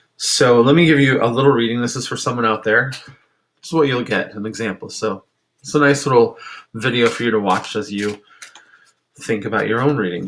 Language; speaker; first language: English; native; English